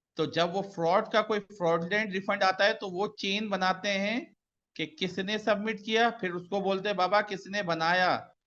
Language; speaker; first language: Urdu; native; Urdu